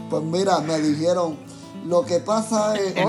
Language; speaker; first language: Spanish; native; Spanish